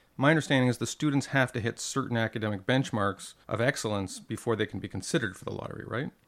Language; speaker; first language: English; native; English